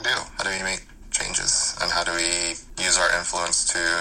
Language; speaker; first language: English; early bilingual, other home language; Korean